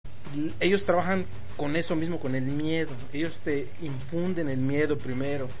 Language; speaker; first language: Spanish; native; Spanish